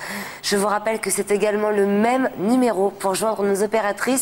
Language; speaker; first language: French; native; French